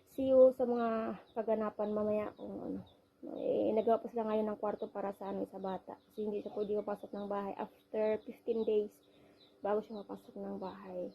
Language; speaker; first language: Filipino; native; Filipino